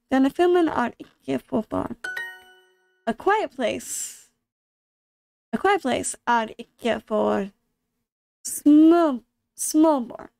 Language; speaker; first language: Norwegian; non-native, learner; English